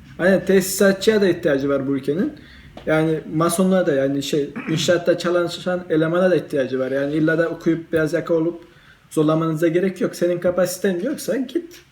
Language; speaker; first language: Turkish; early bilingual, heritage; Turkish